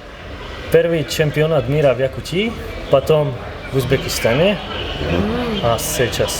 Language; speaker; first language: Russian; non-native, learner; Slovak